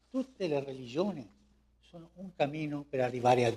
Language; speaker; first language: Italian; non-native, fluent; Spanish